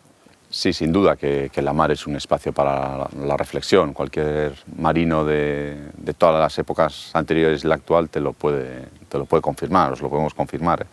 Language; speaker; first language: Spanish; native; Spanish